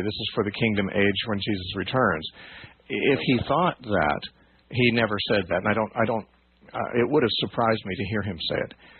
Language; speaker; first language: English; native; English